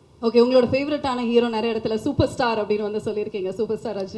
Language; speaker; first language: Tamil; native; Tamil